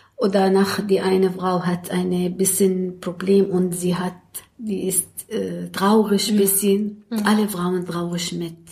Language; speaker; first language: German; non-native, learner; Arabic